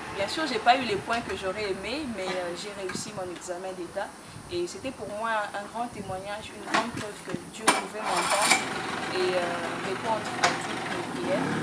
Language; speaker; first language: French; non-native, local second language; Lingala